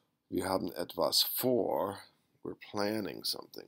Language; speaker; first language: German; non-native, fluent; English